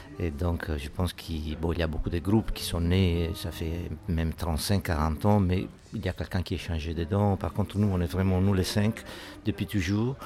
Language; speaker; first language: French; non-native, fluent; Italian